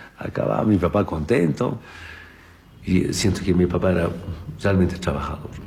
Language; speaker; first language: Spanish; non-native, local second language; Aymara